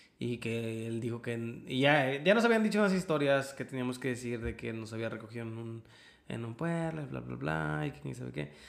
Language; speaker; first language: Spanish; early bilingual, other home language; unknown